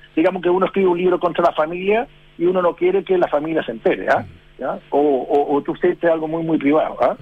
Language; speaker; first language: Spanish; early bilingual, heritage; Spanish